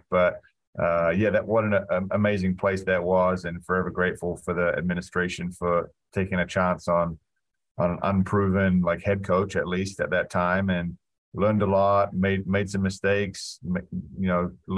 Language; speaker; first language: English; native; English